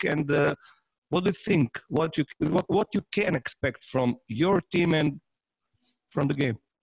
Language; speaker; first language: English; non-native, fluent; Serbian